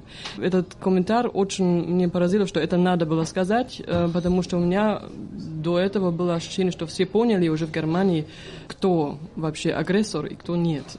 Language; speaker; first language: Russian; non-native, fluent; German